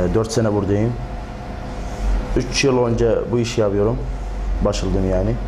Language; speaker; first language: Turkish; non-native, learner; Arabic